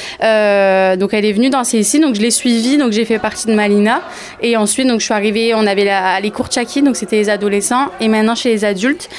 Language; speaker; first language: French; native; French